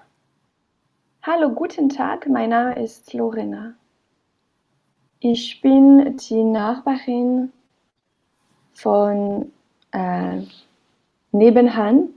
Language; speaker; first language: German; non-native, learner; French